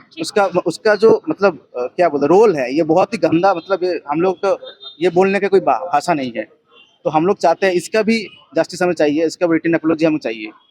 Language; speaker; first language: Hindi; non-native, local second language; Bangla